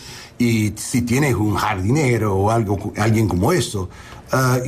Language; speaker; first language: Spanish; non-native, learner; English